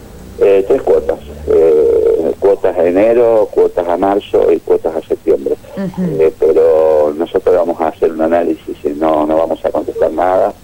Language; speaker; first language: Spanish; native; Spanish